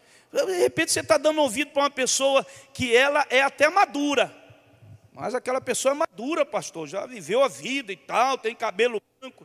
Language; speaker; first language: Portuguese; native; Portuguese